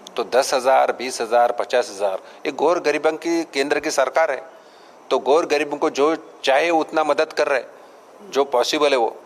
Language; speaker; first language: Hindi; non-native, local second language; Marathi